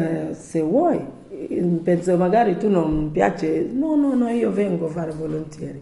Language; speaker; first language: Italian; non-native, learner; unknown